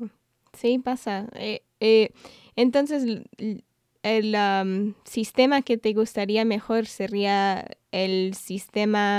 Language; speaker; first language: Spanish; non-native, fluent; English